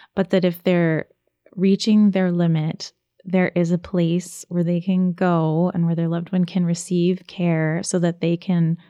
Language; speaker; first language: English; native; English